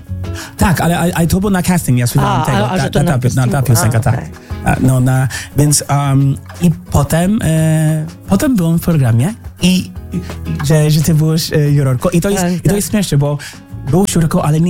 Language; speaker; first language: Polish; non-native, learner; English